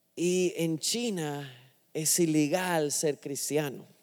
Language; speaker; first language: Spanish; non-native, fluent; English